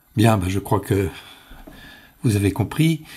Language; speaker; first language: French; native; French